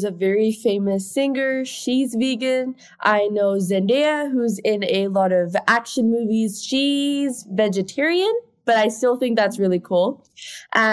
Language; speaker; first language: English; non-native, local second language; Hindi